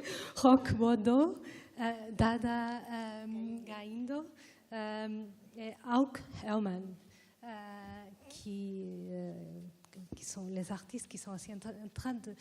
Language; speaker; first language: French; non-native, fluent; Portuguese